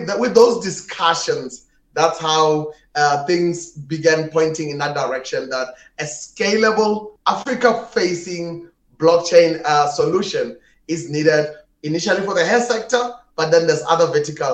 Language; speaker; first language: English; non-native, local second language; Tswana